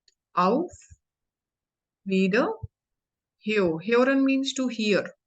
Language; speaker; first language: German; non-native, learner; Hindi